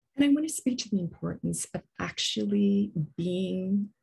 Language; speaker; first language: English; early bilingual, other home language; Korean